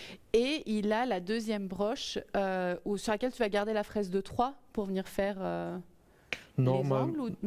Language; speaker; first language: French; native; French